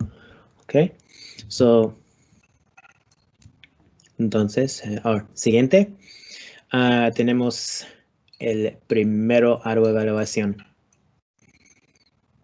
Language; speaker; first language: Spanish; non-native, learner; English